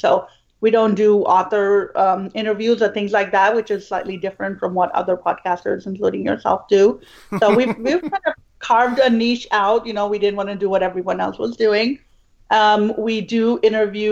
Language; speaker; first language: English; non-native, local second language; Urdu